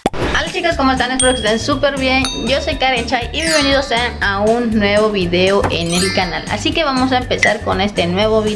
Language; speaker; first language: Spanish; native; Spanish